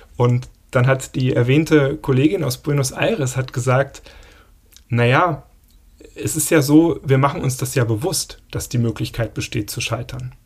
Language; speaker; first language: German; native; German